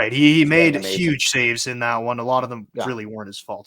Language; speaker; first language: English; native; English